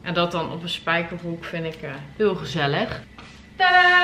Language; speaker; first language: Dutch; native; Dutch